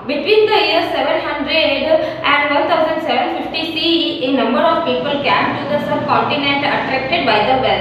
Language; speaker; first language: English; non-native, local second language; Hindi